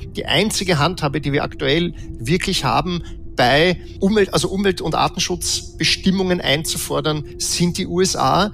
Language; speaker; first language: German; native; German